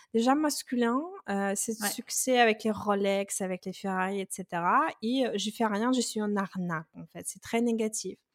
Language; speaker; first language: French; non-native, fluent; Russian